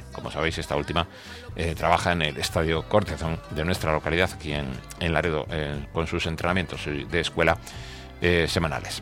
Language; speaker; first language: Spanish; native; Spanish